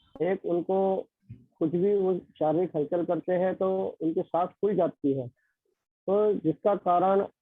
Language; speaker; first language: Hindi; non-native, local second language; Marathi